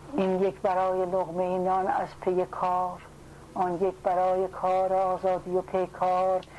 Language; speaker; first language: Persian; native; Persian